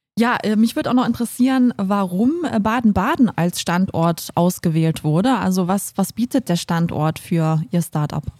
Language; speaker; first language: German; native; German